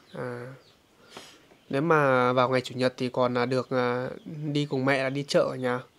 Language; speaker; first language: Vietnamese; native; Vietnamese